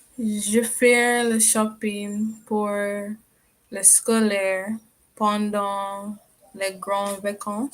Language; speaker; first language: French; non-native, learner; English